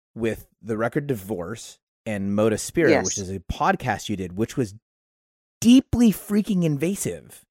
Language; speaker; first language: English; native; English